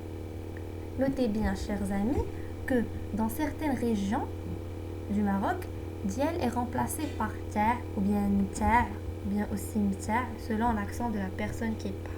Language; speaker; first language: French; non-native, local second language; Arabic